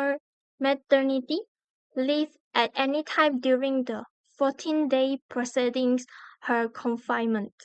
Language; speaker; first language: English; non-native, learner; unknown